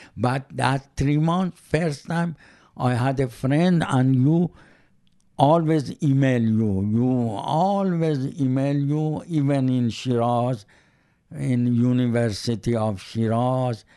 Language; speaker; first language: English; non-native, learner; Persian